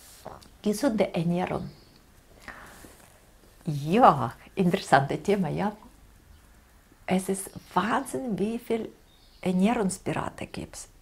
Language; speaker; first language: German; non-native, fluent; Russian